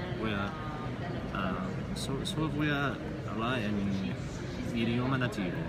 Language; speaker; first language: Spanish; non-native, learner; English